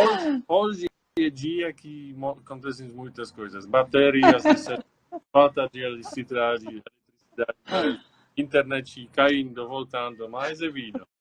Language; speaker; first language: Portuguese; non-native, learner; Polish